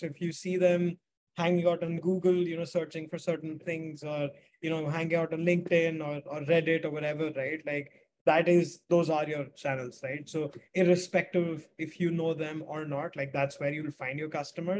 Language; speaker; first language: English; non-native, local second language; Hindi